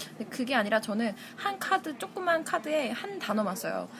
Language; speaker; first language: Korean; native; Korean